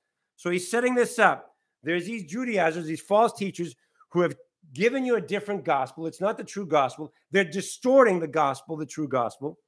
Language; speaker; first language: English; native; English